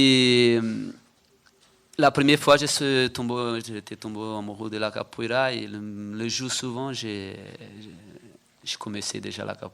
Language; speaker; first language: French; non-native, fluent; Portuguese